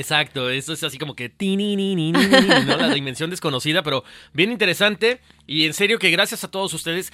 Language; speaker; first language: Spanish; native; Spanish